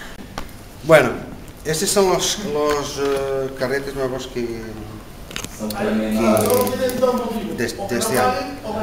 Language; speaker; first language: Spanish; non-native, learner; Portuguese